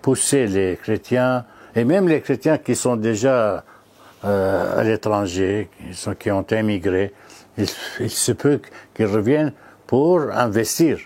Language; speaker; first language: French; non-native, fluent; Arabic